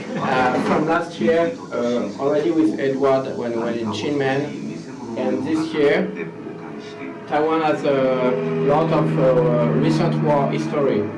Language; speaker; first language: English; non-native, learner; French